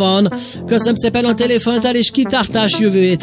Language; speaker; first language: Hungarian; native; Hungarian